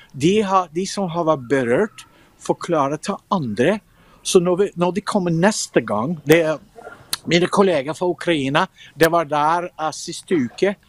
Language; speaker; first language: Norwegian; non-native, fluent; English